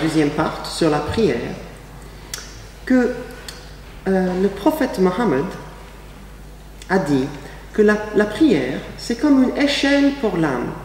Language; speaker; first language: French; non-native, fluent; English